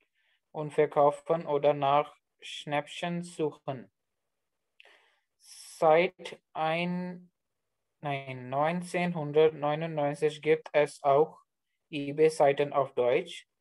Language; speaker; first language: German; non-native, learner; Urdu